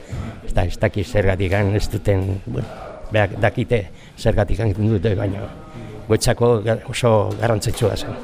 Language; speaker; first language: Basque; non-native, local second language; Spanish